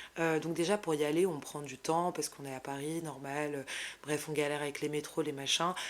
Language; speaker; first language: French; non-native, local second language; Arabic